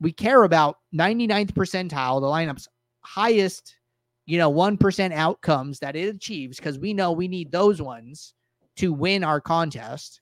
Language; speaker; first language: English; native; English